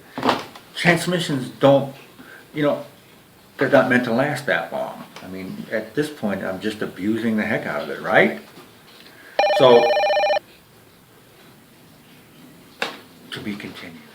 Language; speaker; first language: English; native; English